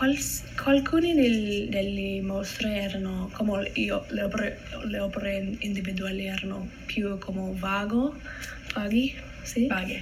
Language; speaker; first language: Italian; non-native, learner; English